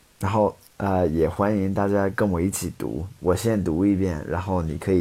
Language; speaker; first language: Chinese; non-native, fluent; English